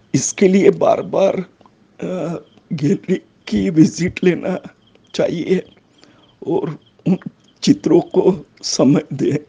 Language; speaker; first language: Hindi; native; Hindi